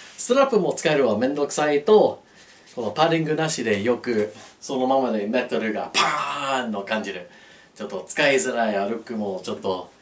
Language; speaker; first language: Japanese; non-native, learner; English